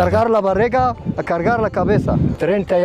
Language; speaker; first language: Spanish; non-native, learner; Arabic